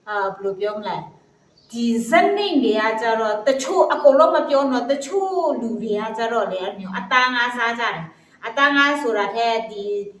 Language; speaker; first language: Burmese; non-native, local second language; Kachin